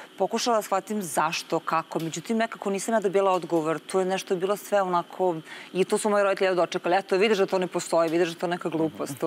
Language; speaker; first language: Serbian; native; Serbian